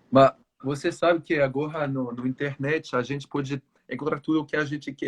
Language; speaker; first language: Portuguese; non-native, learner; French